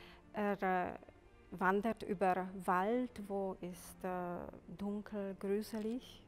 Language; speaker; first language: German; non-native, fluent; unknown